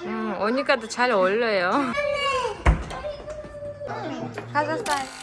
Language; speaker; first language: Korean; non-native, learner; Kazakh